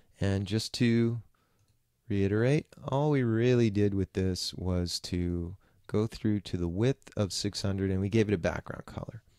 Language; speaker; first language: English; native; English